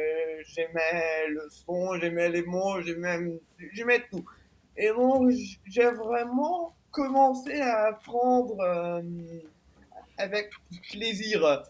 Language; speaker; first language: French; non-native, fluent; Italian